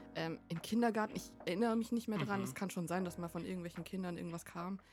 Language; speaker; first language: German; early bilingual, other home language; Vietnamese